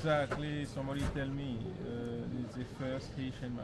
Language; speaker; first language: English; non-native, learner; Haitian Creole